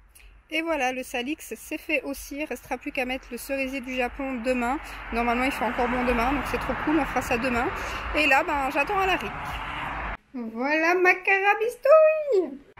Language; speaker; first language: French; native; French